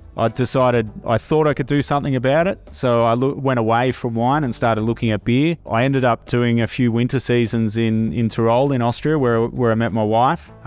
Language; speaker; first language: English; native; English